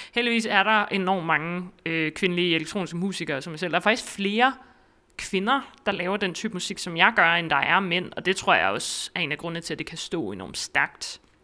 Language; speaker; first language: Danish; native; Danish